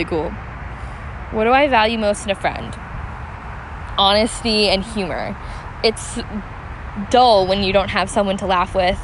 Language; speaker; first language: English; native; English